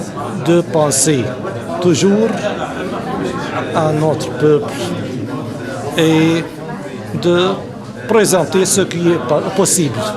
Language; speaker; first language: French; non-native, learner; Arabic